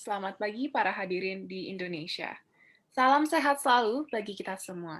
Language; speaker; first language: Indonesian; native; Indonesian